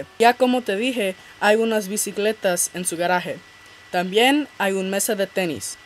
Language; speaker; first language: Spanish; non-native, learner; English